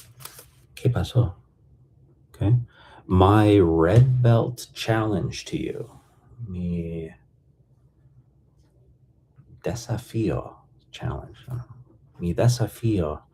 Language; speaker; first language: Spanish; non-native, fluent; English